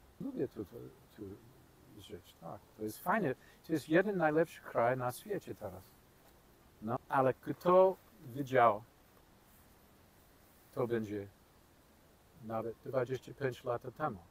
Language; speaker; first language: Polish; non-native, learner; English